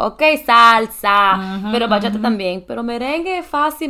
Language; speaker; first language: Spanish; early bilingual, heritage; Spanish